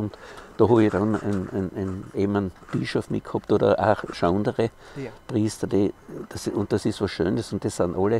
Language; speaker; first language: German; native; German